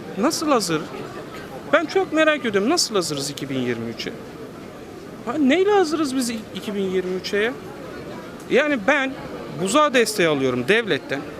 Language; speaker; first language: Turkish; non-native, local second language; Kurdish